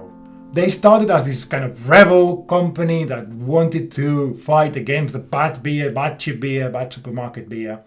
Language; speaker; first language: English; non-native, fluent; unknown